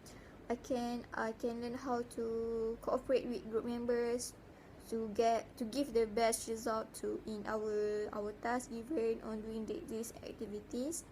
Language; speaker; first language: English; non-native, learner; Malay